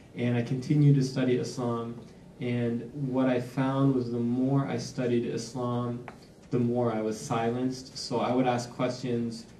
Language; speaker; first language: English; native; English